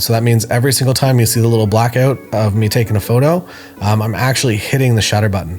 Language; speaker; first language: English; native; English